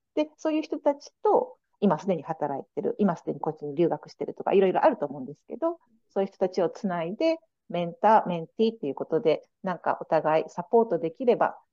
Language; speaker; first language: Japanese; native; Japanese